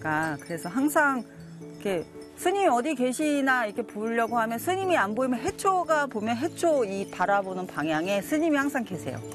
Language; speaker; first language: Korean; native; Korean